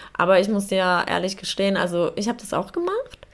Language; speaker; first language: German; non-native, fluent; Polish